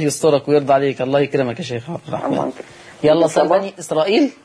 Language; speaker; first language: Arabic; native; Arabic